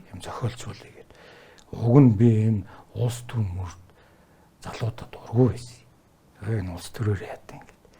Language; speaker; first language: Mongolian; native; Mongolian